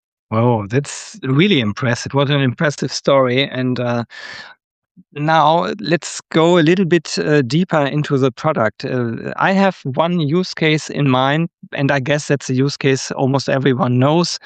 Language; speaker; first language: English; non-native, fluent; German